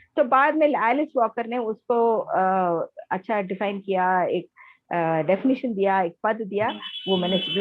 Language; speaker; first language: Hindi; non-native, local second language; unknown